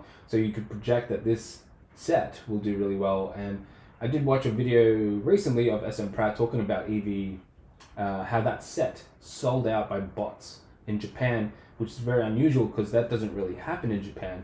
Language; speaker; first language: English; native; English